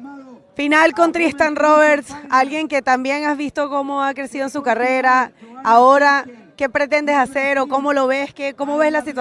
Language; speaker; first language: Spanish; native; Spanish